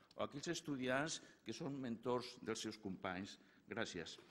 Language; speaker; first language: Catalan; native; Catalan